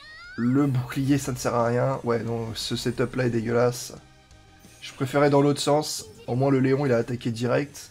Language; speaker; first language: French; native; French